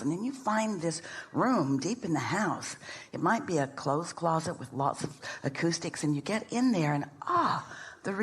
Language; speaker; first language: English; native; English